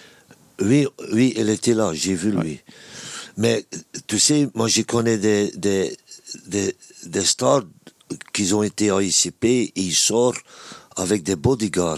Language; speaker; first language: French; non-native, local second language; Dutch